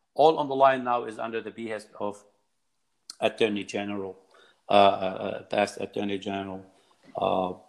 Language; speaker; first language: English; non-native, fluent; Arabic